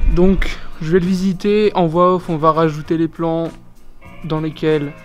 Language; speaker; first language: French; native; French